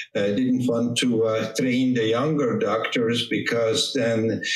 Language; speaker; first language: English; non-native, fluent; Hungarian